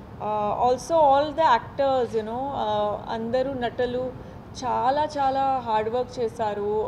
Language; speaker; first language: Telugu; non-native, fluent; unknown